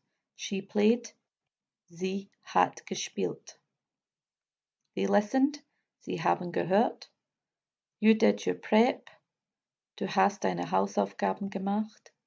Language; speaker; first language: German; non-native, fluent; English